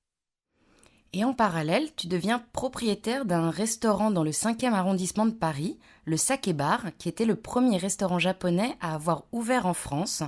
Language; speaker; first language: French; native; French